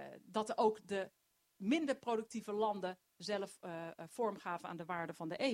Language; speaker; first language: Dutch; native; Dutch